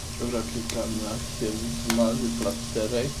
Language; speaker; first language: Polish; native; Polish